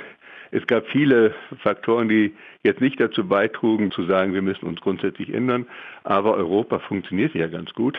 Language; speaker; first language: German; native; German